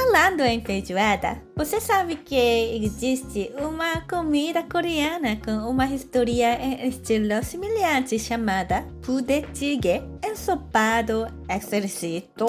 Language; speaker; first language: Portuguese; non-native, fluent; Korean